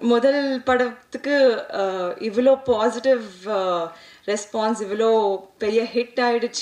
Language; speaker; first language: Tamil; non-native, local second language; Telugu